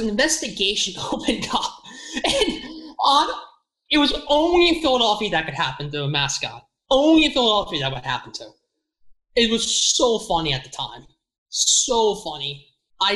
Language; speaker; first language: English; native; English